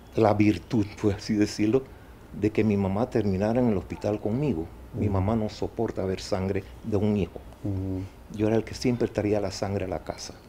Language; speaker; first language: Spanish; native; Spanish